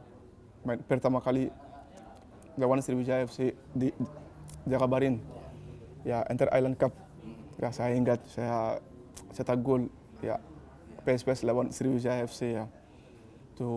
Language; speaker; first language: Indonesian; non-native, learner; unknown